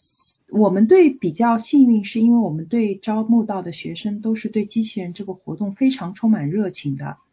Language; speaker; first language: Chinese; native; Chinese